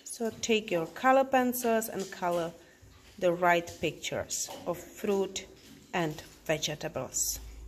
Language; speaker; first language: English; non-native, fluent; Czech